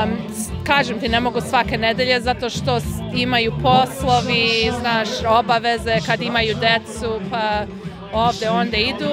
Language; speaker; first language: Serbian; early bilingual, heritage; Serbian